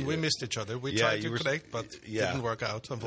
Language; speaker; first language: English; non-native, fluent; Swedish